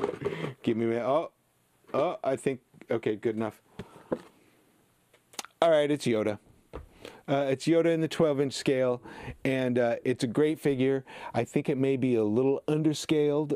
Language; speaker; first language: English; native; English